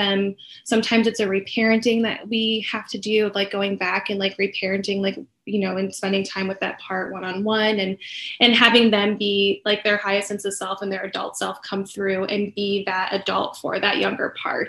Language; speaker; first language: English; native; English